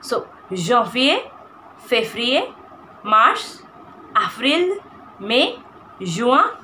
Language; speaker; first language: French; non-native, fluent; Hindi